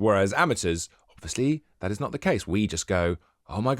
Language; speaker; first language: English; native; English